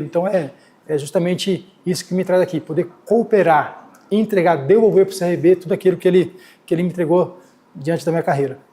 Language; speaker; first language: Portuguese; native; Portuguese